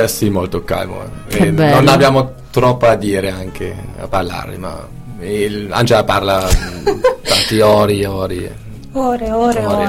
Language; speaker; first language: Italian; non-native, learner; German